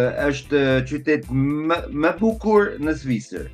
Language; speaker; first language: Albanian; non-native, learner; German